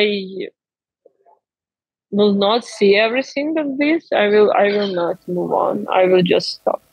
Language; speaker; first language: English; non-native, learner; Ukrainian